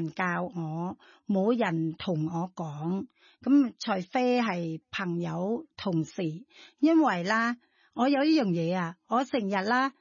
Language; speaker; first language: Cantonese; non-native, learner; Thai